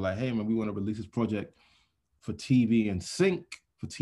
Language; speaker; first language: English; non-native, local second language; Yoruba